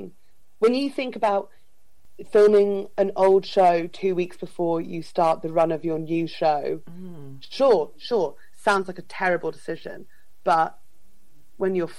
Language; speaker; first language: English; native; English